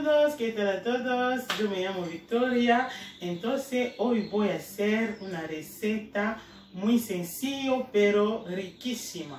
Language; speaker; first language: Spanish; non-native, learner; Lingala